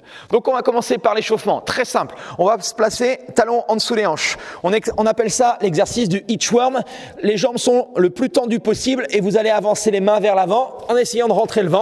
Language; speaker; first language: French; native; French